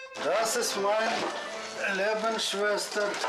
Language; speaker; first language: German; non-native, learner; Russian